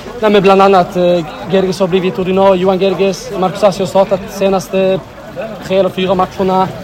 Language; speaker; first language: Swedish; early bilingual, other home language; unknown